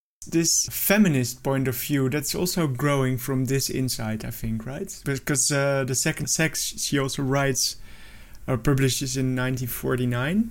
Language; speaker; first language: English; non-native, fluent; Dutch